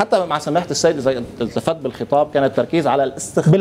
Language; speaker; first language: Arabic; native; Arabic